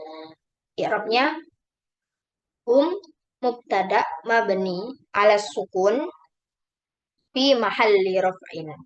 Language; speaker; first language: Arabic; non-native, learner; Indonesian